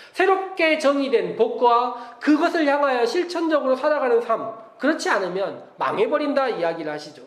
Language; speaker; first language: Korean; native; Korean